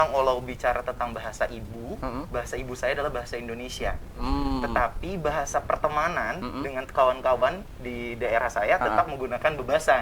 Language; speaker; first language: Indonesian; non-native, local second language; Javanese